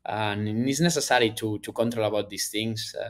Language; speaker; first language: English; non-native, learner; Spanish